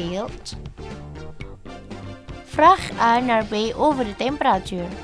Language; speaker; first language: Dutch; non-native, learner; Indonesian